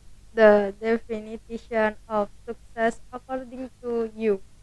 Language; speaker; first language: English; non-native, learner; Indonesian